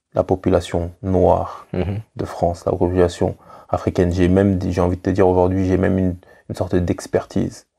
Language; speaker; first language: French; native; French